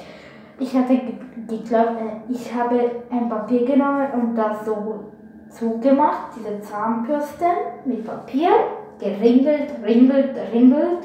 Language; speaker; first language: German; non-native, learner; Bulgarian